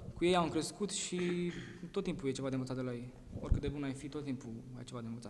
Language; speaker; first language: Romanian; native; Romanian